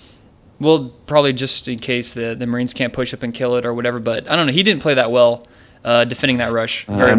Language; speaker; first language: English; native; English